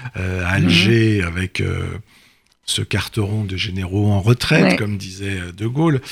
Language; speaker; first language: French; native; French